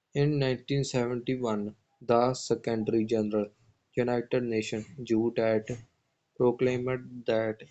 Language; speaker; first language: English; non-native, local second language; Punjabi